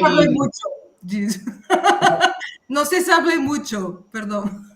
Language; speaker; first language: Spanish; non-native, learner; Portuguese